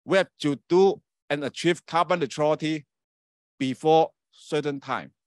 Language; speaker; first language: English; non-native, local second language; Chinese